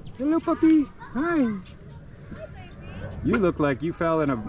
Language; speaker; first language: English; native; English